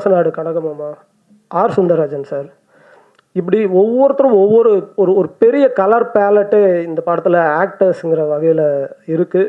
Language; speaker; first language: Tamil; native; Tamil